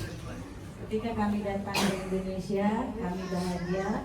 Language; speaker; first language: Indonesian; non-native, fluent; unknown